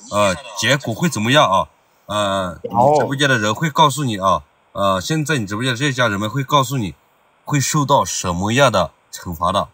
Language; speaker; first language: Chinese; native; Chinese